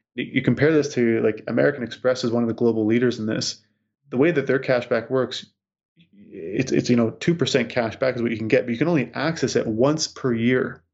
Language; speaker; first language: English; native; English